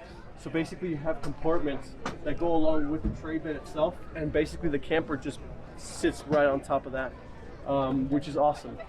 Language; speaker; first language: English; native; English